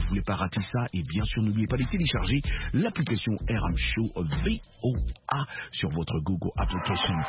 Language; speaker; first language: French; non-native, local second language; Lingala